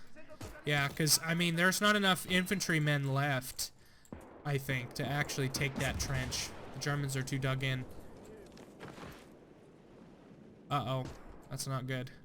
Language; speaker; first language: English; native; English